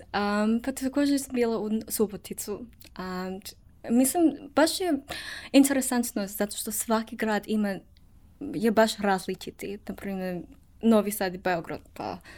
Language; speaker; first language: Serbian; non-native, learner; English